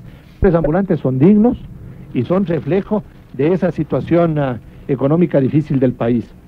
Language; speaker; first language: Spanish; native; Spanish